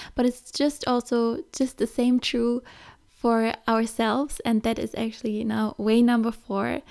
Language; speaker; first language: English; non-native, fluent; German